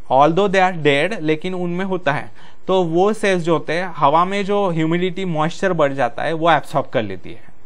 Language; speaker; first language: Hindi; non-native, local second language; Marathi